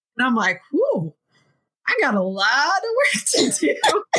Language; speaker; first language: English; native; English